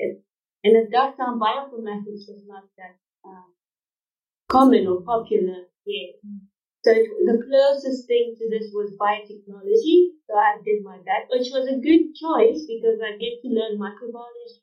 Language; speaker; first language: English; non-native, fluent; Arabic